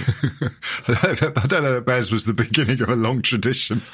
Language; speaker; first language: English; native; English